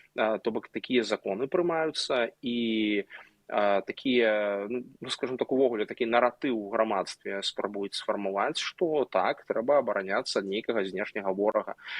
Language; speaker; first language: Belarusian; non-native, local second language; Russian